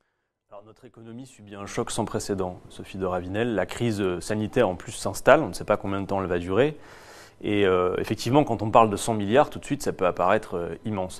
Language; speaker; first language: French; native; French